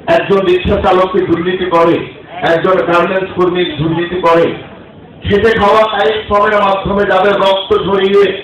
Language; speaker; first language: Bangla; native; Bangla